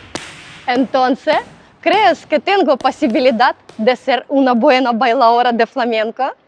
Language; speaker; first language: Spanish; non-native, fluent; Ukrainian